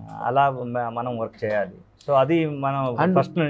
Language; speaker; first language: Telugu; non-native, learner; Kannada